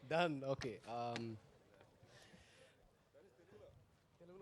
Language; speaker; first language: Telugu; early bilingual, heritage; Telugu